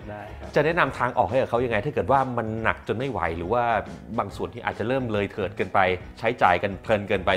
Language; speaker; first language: Thai; native; Thai